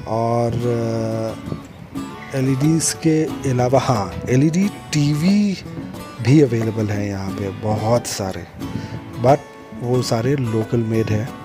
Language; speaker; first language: Hindi; native; Hindi